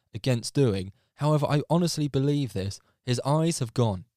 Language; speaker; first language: English; native; English